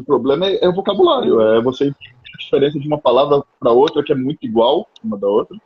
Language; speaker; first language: Portuguese; native; Portuguese